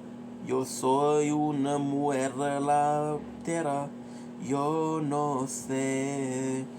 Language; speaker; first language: Spanish; non-native, learner; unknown